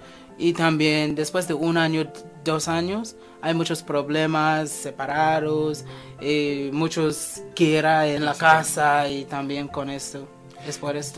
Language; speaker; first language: Spanish; non-native, fluent; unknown